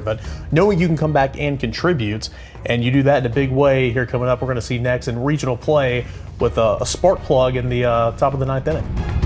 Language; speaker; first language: English; native; English